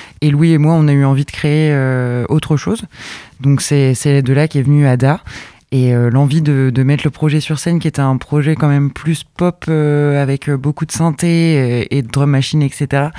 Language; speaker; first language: French; native; French